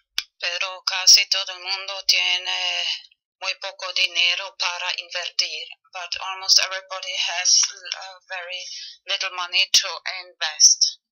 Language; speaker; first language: Spanish; non-native, fluent; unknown